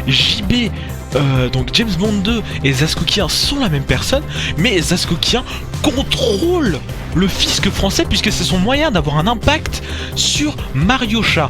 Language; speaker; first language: French; native; French